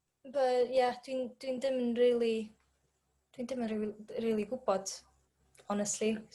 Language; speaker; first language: Welsh; non-native, learner; English